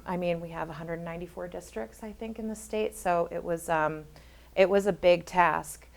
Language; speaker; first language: English; native; English